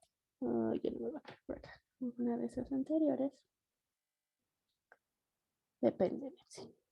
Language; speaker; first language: Spanish; native; Spanish